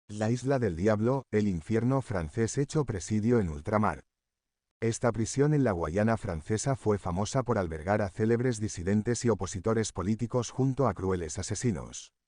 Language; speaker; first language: Spanish; native; Spanish